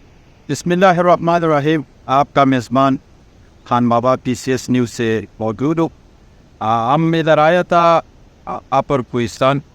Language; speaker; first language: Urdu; non-native, local second language; Pashto